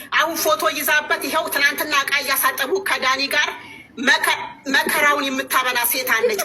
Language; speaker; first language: Amharic; native; Amharic